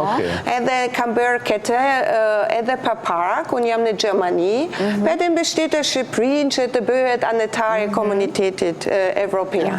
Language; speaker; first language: Albanian; non-native, fluent; German